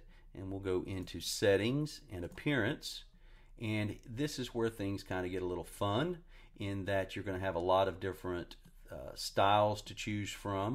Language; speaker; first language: English; native; English